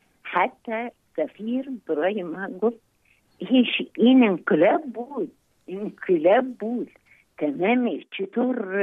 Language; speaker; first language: Persian; non-native, fluent; Arabic